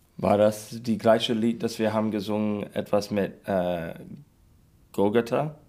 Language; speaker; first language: German; non-native, learner; English